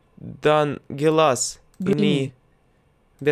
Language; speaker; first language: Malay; non-native, learner; Russian